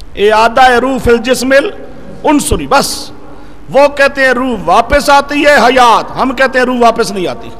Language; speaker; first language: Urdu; non-native, local second language; Punjabi